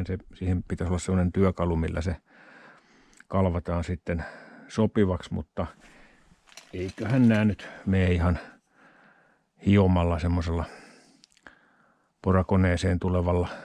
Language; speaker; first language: Finnish; native; Finnish